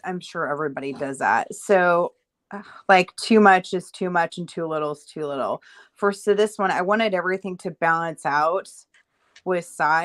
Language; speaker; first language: English; native; English